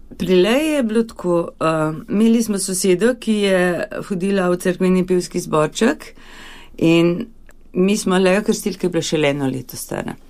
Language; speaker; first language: Slovenian; early bilingual, other home language; Hungarian